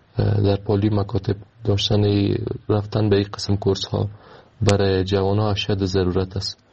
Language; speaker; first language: Persian; native; Persian